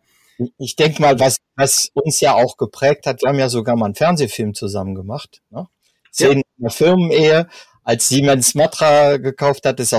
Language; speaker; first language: German; native; German